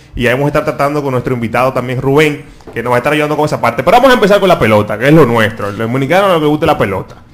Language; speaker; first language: Spanish; native; Spanish